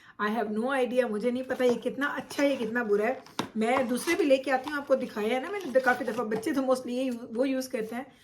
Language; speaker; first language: Urdu; native; Urdu